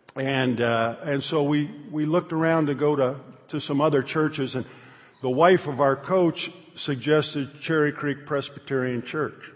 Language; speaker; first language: English; native; English